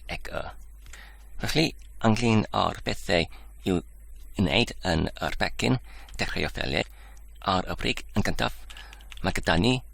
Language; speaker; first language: Welsh; non-native, fluent; English